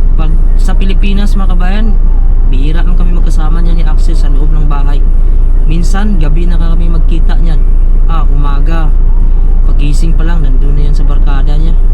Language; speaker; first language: Filipino; non-native, local second language; Cebuano